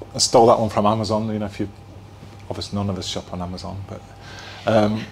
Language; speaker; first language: English; native; English